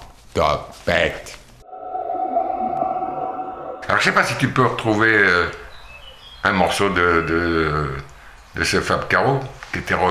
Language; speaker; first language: French; native; French